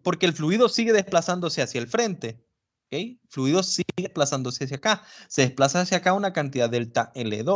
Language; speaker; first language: Spanish; native; Spanish